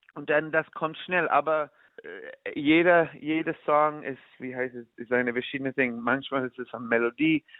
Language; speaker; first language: German; non-native, learner; English